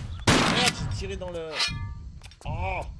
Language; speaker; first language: French; native; French